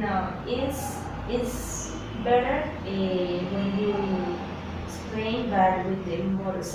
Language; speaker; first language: English; non-native, learner; Spanish